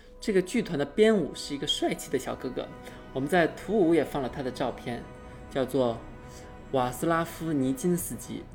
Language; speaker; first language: Chinese; native; Chinese